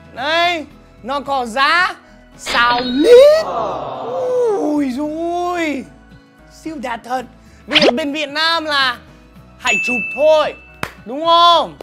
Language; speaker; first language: Vietnamese; non-native, fluent; English